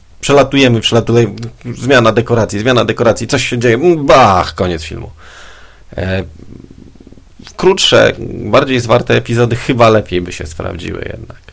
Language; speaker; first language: Polish; native; Polish